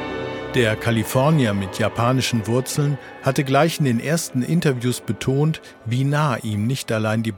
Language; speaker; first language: German; native; German